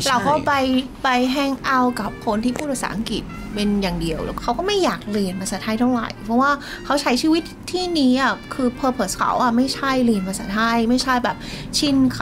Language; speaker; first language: Thai; non-native, fluent; Vietnamese